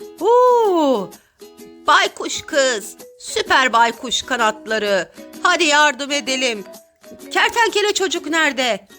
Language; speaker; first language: Turkish; native; Turkish